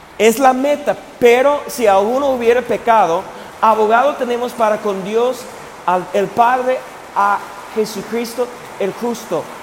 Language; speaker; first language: Spanish; non-native, fluent; English